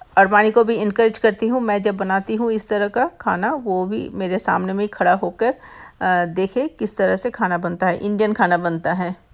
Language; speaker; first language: Hindi; non-native, local second language; Bangla